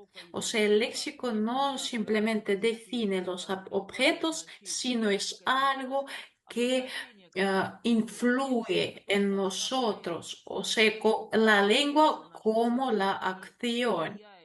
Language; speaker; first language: Spanish; non-native, fluent; Russian